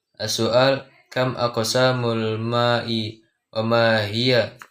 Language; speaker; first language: Arabic; non-native, learner; Indonesian